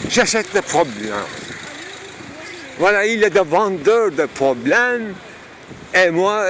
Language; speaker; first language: French; non-native, fluent; Turkish